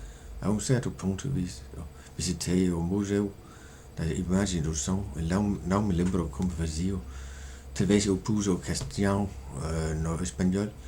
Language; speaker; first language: Portuguese; non-native, learner; Danish